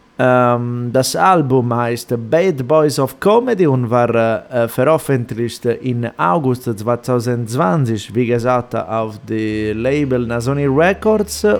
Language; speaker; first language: German; non-native, fluent; Italian